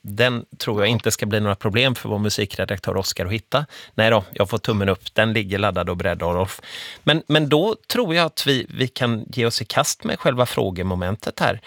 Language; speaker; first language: Swedish; native; Swedish